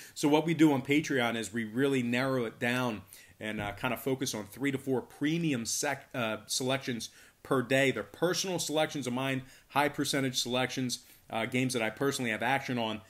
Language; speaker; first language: English; native; English